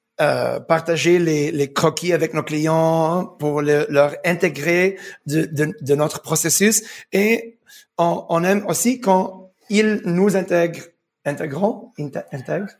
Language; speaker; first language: French; early bilingual, heritage; French